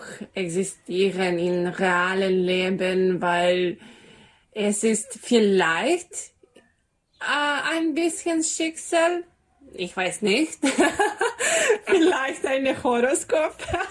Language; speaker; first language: German; non-native, learner; Serbian